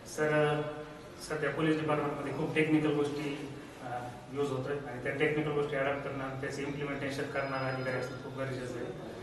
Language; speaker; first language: Marathi; native; Marathi